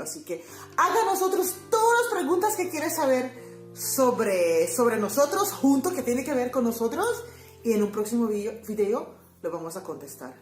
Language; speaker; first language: Spanish; non-native, fluent; Papiamento